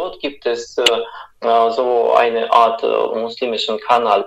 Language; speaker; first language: German; non-native, fluent; Russian